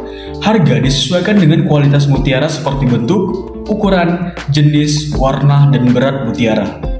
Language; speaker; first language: Indonesian; native; Indonesian